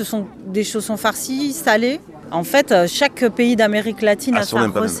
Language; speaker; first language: French; early bilingual, other home language; Spanish